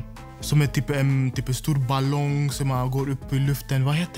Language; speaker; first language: Swedish; non-native, fluent; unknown